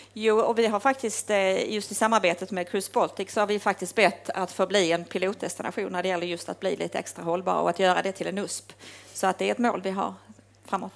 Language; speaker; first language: Swedish; native; Swedish